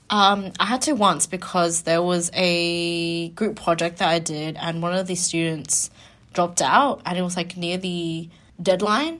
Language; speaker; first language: English; native; English